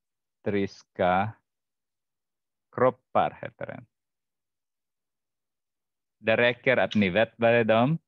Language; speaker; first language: Swedish; non-native, fluent; Arabic